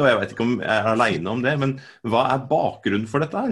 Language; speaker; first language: Norwegian; native; Norwegian